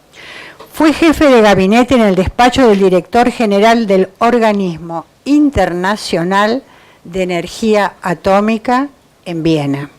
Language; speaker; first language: Spanish; native; Spanish